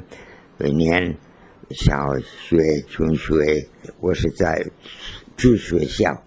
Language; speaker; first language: Chinese; non-native, learner; Spanish